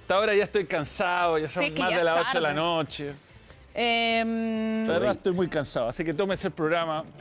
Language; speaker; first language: Spanish; native; Spanish